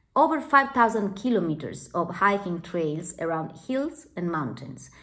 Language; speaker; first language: English; non-native, fluent; Italian